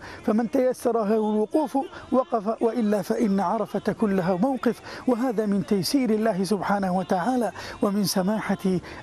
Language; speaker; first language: Arabic; native; Arabic